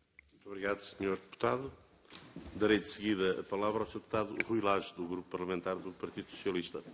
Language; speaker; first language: Portuguese; native; Portuguese